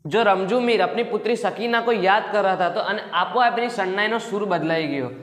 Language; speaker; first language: Hindi; non-native, local second language; Gujarati